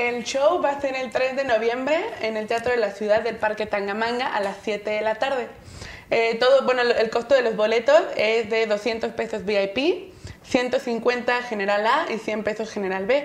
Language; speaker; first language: Spanish; native; Spanish